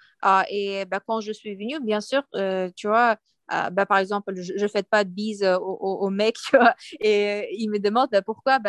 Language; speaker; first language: French; non-native, fluent; Uyghur